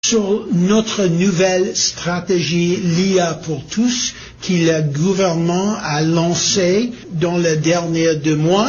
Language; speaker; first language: French; non-native, learner; English